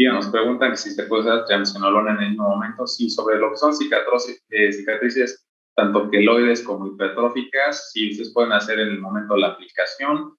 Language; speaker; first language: Spanish; native; Spanish